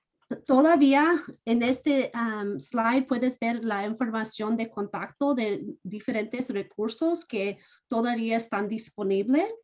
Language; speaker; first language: Spanish; non-native, fluent; English